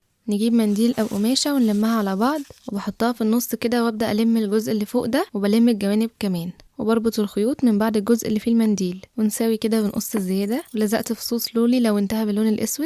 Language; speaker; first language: Arabic; native; Arabic